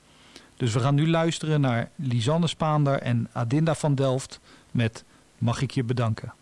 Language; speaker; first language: Dutch; native; Dutch